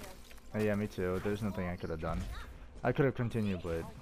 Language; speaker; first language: English; native; English